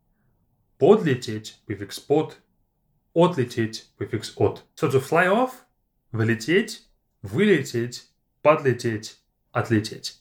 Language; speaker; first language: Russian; native; Russian